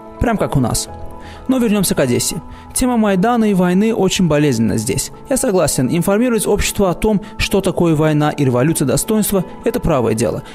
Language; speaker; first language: Russian; non-native, local second language; Azerbaijani